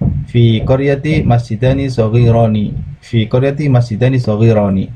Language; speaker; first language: Arabic; non-native, fluent; Indonesian